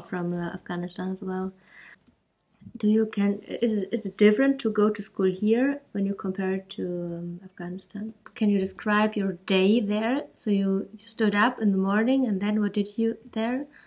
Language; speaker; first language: English; non-native, fluent; German